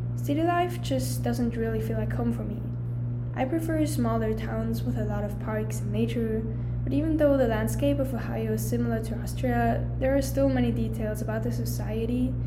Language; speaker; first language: English; early bilingual, other home language; German